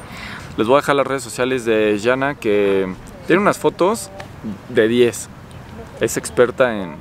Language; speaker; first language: Spanish; native; Spanish